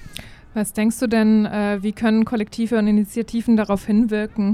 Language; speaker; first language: German; native; German